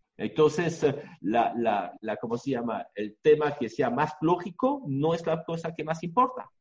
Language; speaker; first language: Spanish; non-native, fluent; French